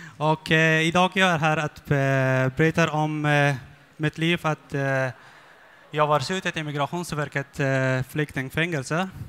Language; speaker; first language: Swedish; non-native, learner; Persian